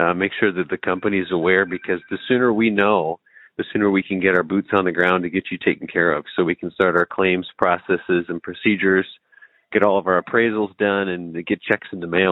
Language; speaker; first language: English; native; English